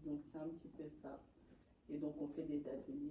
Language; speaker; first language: French; native; French